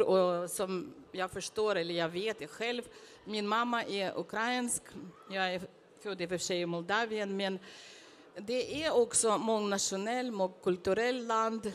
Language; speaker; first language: Swedish; non-native, fluent; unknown